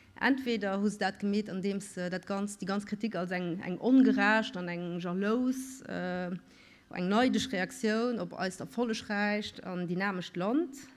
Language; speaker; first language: Luxembourgish; native; Luxembourgish